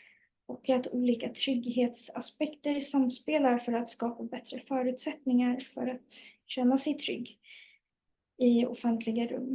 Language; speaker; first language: Swedish; native; Swedish